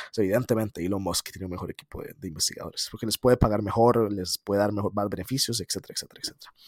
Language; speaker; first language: Spanish; native; Spanish